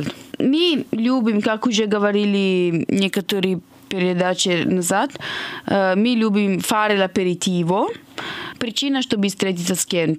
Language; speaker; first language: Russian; non-native, fluent; Italian